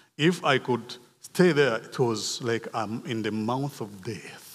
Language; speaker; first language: English; non-native, local second language; Kinyarwanda